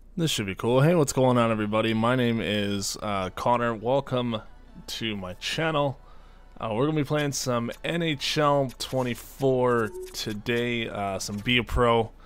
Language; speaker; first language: English; native; English